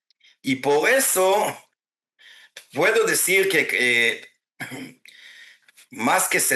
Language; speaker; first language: Spanish; non-native, fluent; Hebrew